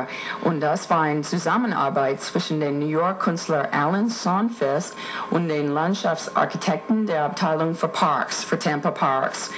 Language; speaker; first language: German; non-native, fluent; English